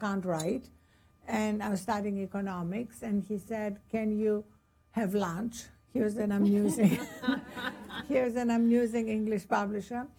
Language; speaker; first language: English; non-native, fluent; Greek